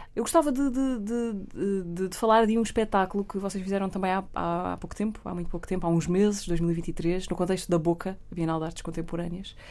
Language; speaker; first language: Portuguese; native; Portuguese